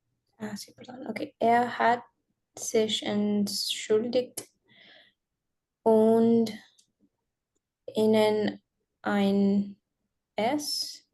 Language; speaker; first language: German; non-native, learner; Spanish